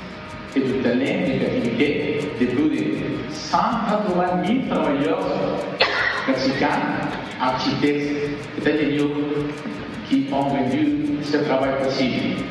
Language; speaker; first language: French; non-native, fluent; Spanish